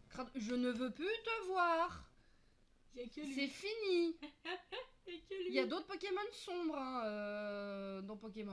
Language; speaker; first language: French; native; French